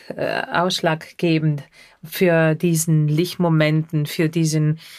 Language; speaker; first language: German; non-native, fluent; Spanish